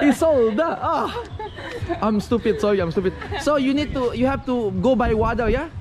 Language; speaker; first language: English; non-native, learner; Indonesian